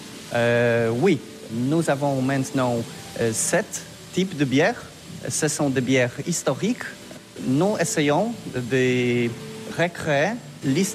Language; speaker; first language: French; non-native, learner; Polish